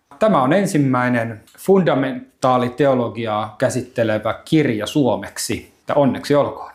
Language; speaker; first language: Finnish; native; Finnish